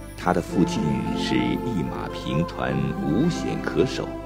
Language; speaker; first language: Chinese; native; Chinese